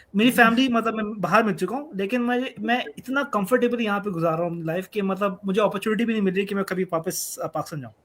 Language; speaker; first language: Urdu; native; Urdu